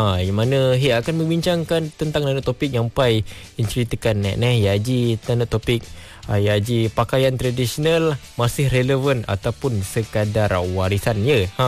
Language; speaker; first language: Malay; non-native, local second language; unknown